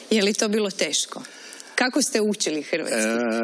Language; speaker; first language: Croatian; native; Croatian